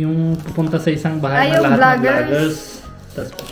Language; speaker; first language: Filipino; non-native, learner; Punjabi